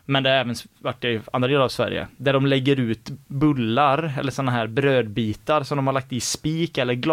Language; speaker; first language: Swedish; native; Swedish